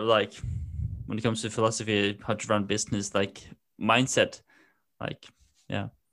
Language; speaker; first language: English; non-native, fluent; Norwegian